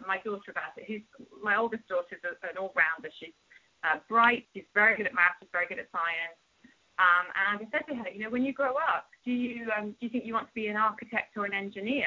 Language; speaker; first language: English; native; English